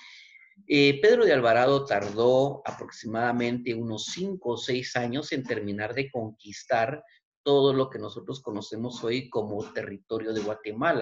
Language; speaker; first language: Spanish; native; Spanish